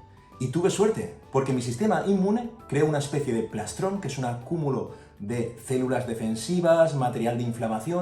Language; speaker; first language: Spanish; native; Spanish